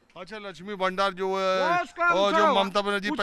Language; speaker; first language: Hindi; native; Hindi